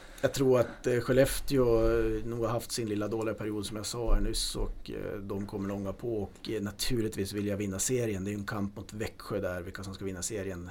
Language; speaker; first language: Swedish; native; Swedish